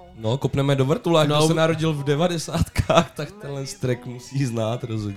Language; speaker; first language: Czech; native; Czech